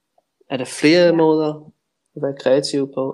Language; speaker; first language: Danish; non-native, fluent; English